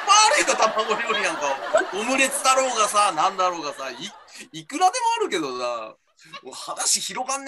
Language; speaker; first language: Japanese; native; Japanese